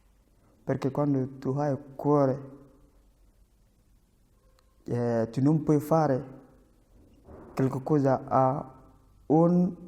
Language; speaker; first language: Italian; non-native, learner; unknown